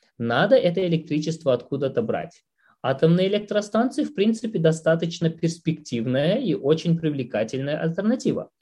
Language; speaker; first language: Russian; non-native, local second language; Tajik